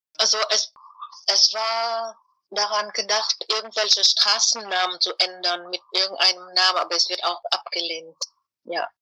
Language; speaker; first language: German; non-native, fluent; Vietnamese